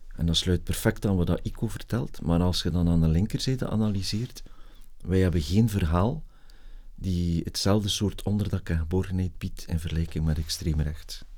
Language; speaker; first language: Dutch; native; Dutch